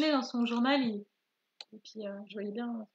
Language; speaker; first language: French; native; French